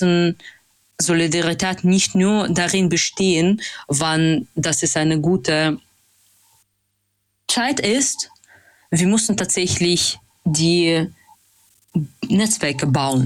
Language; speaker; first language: German; non-native, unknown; Russian